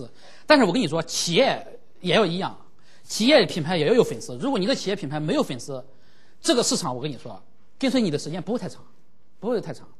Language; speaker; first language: Chinese; native; Chinese